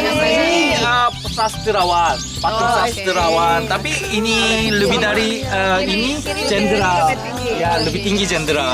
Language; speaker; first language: Indonesian; non-native, learner; Korean